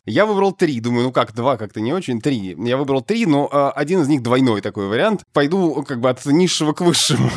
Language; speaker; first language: Russian; native; Russian